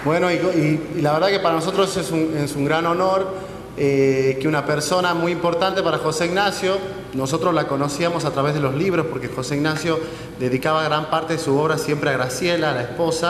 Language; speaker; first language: Spanish; native; Spanish